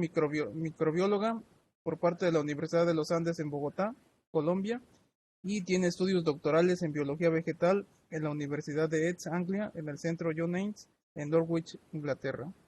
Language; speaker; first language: Spanish; native; Spanish